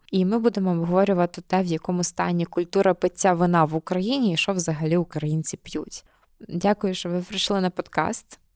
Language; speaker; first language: Ukrainian; native; Ukrainian